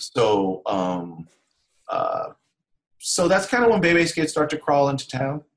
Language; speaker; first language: English; native; English